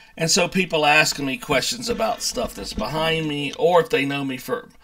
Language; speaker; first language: English; native; English